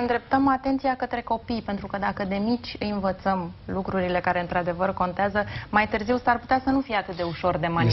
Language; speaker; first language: Romanian; native; Romanian